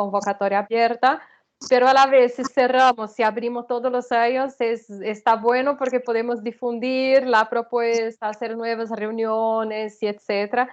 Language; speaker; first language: Spanish; non-native, fluent; Portuguese